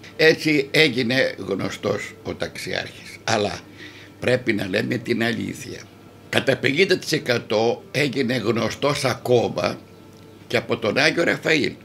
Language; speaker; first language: Greek; native; Greek